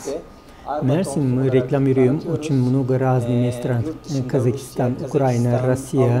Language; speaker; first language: Russian; non-native, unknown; Turkish